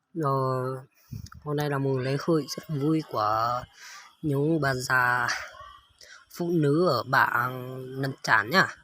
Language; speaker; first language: Vietnamese; non-native, local second language; Hmong